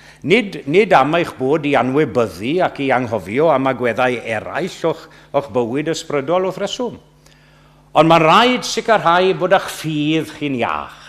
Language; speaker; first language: Welsh; native; Welsh